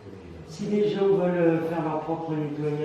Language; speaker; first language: French; native; French